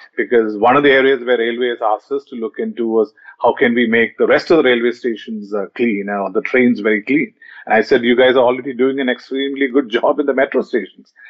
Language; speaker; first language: English; non-native, local second language; Malayalam